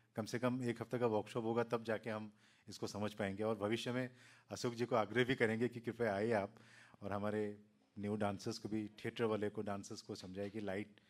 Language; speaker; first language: Hindi; non-native, local second language; Assamese